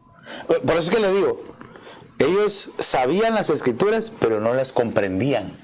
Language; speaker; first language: Spanish; native; Spanish